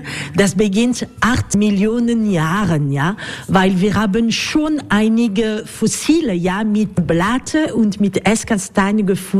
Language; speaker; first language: German; non-native, learner; French